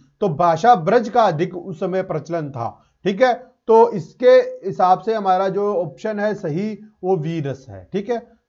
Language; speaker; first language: Hindi; non-native, local second language; Punjabi